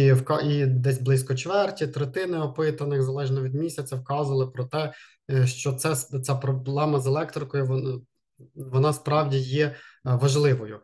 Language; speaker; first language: Ukrainian; native; Ukrainian